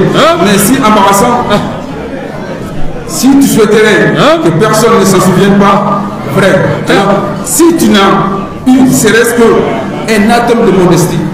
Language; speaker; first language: French; non-native, local second language; Soninke